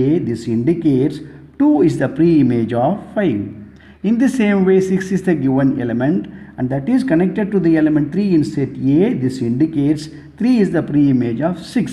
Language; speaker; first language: English; non-native, local second language; Tamil